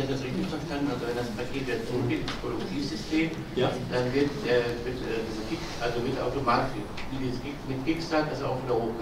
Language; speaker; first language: German; native; German